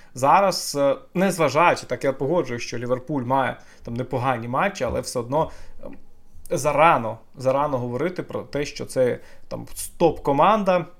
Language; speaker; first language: Ukrainian; native; Ukrainian